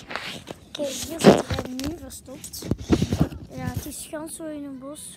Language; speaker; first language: Dutch; native; Dutch